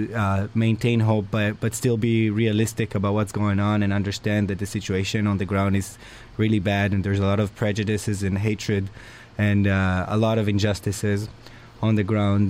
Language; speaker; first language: English; non-native, fluent; Hebrew